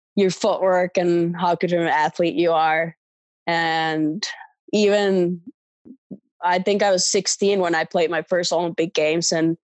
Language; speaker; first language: English; non-native, fluent; Finnish